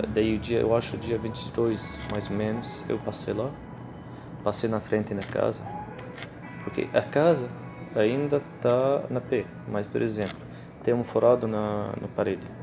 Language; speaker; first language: Portuguese; non-native, fluent; Arabic